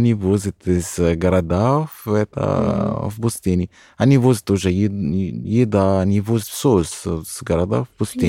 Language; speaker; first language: Russian; non-native, fluent; Arabic